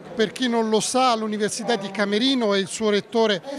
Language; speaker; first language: Italian; native; Italian